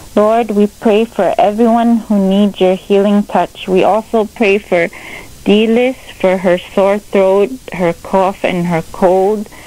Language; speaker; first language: English; non-native, local second language; Filipino